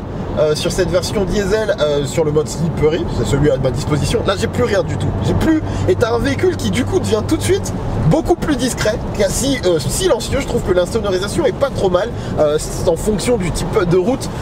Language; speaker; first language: French; native; French